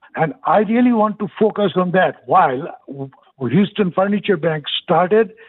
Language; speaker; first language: English; non-native, fluent; Bangla